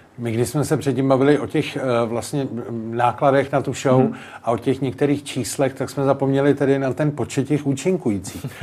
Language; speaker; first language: Czech; native; Czech